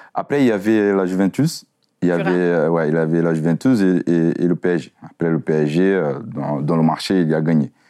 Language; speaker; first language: French; non-native, fluent; Portuguese